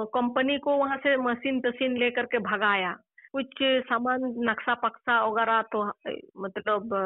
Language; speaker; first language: Hindi; non-native, local second language; Santali